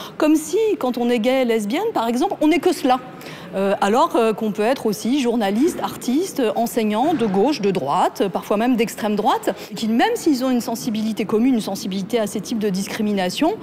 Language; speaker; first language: French; native; French